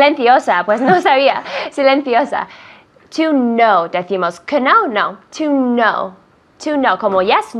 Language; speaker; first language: Spanish; non-native, fluent; English